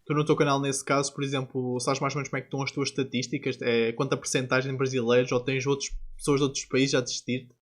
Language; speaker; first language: Portuguese; native; Portuguese